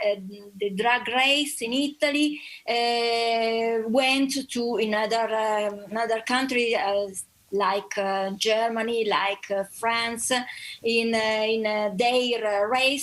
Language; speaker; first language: English; non-native, learner; Italian